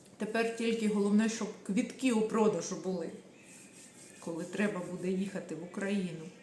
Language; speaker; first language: Ukrainian; native; Ukrainian